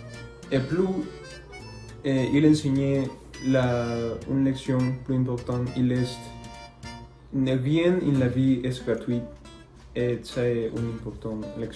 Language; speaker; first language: French; non-native, learner; Spanish